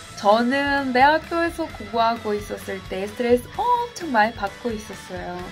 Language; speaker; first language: Korean; non-native, fluent; Spanish